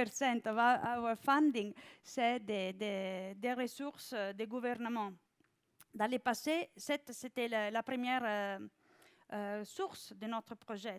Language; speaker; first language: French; non-native, fluent; Italian